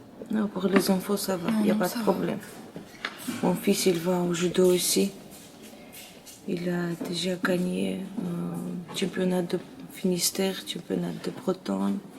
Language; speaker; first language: French; non-native, learner; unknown